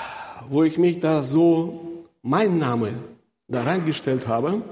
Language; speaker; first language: German; non-native, fluent; Russian